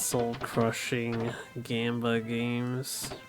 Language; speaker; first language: English; native; English